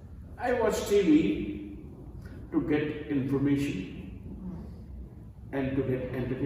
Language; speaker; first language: English; non-native, local second language; Hindi